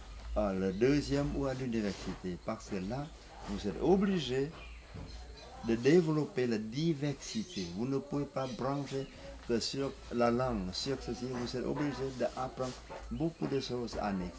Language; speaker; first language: French; non-native, fluent; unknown